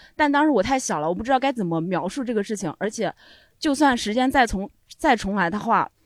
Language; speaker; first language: Chinese; native; Chinese